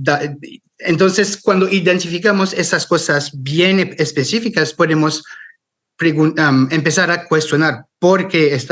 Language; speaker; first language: Spanish; non-native, fluent; French